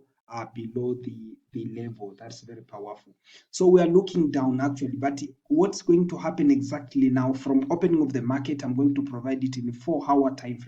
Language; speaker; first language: English; non-native, local second language; Swahili